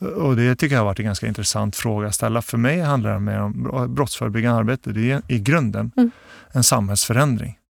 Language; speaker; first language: Swedish; early bilingual, other home language; Bosnian